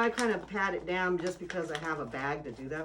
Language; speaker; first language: English; native; English